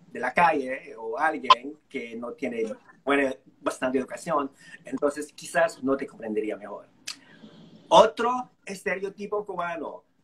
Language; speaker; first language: Spanish; non-native, fluent; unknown